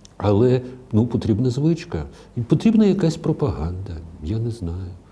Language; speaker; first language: Ukrainian; non-native, local second language; Russian